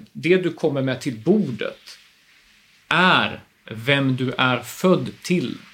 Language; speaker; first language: Swedish; native; Swedish